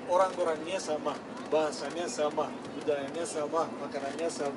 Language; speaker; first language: Indonesian; non-native, fluent; Turkish